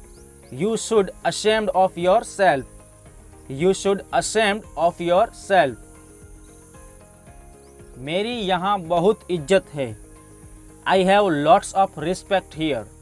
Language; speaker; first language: English; non-native, fluent; Hindi